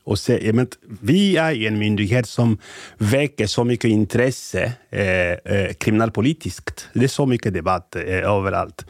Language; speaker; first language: Swedish; non-native, fluent; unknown